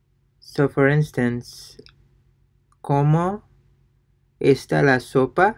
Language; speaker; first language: Spanish; non-native, fluent; English